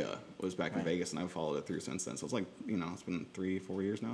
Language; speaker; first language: English; native; English